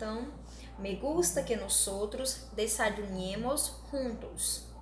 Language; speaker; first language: Spanish; non-native, learner; Portuguese